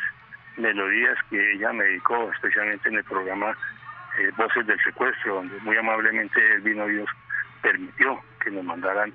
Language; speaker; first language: Spanish; native; Spanish